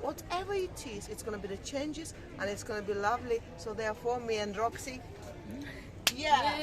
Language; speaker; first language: English; non-native, fluent; Russian